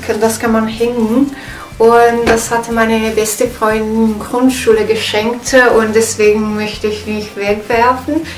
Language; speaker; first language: German; non-native, learner; Italian